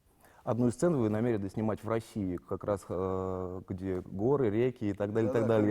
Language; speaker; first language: Russian; native; Russian